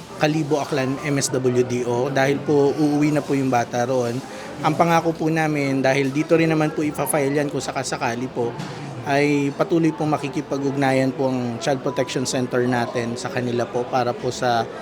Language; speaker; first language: Filipino; native; Filipino